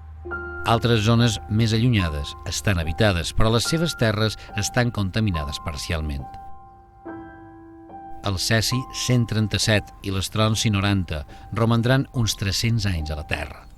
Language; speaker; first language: Catalan; native; Catalan